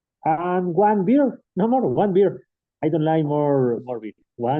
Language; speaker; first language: English; non-native, learner; Spanish